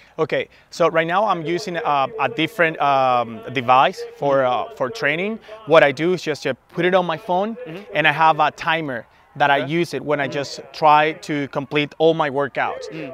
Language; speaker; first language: English; non-native, fluent; Spanish